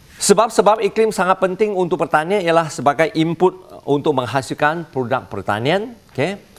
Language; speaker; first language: Malay; non-native, local second language; Chinese